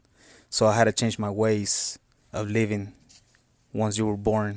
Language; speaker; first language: English; non-native, fluent; Spanish